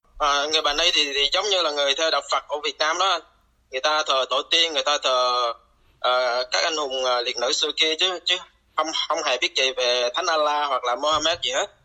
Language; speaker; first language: Vietnamese; non-native, local second language; Eastern Cham